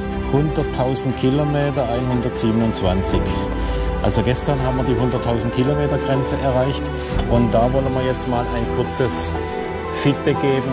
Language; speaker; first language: German; native; German